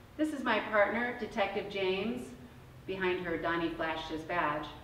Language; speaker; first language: English; native; English